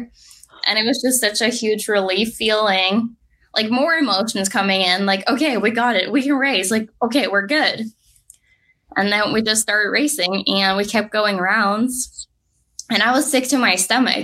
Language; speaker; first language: English; non-native, fluent; Norwegian